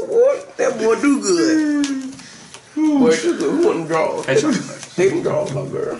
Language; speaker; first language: English; native; English